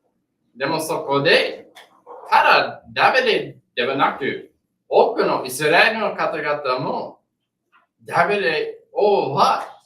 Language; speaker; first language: Japanese; non-native, learner; English